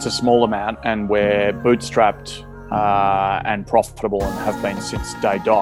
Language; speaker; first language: English; native; English